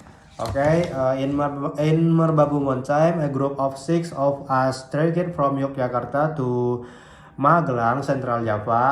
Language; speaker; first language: English; non-native, learner; Indonesian